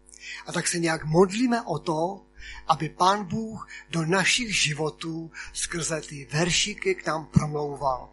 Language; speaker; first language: Czech; non-native, local second language; Polish